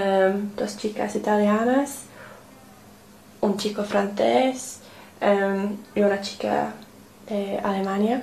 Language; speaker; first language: Spanish; non-native, learner; English